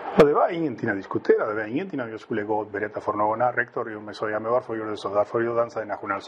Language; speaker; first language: Swedish; non-native, fluent; Spanish